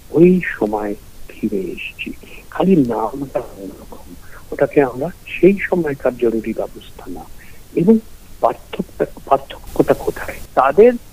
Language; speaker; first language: Bangla; early bilingual, heritage; Bangla